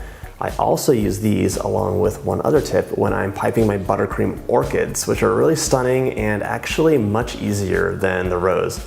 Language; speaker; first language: English; native; English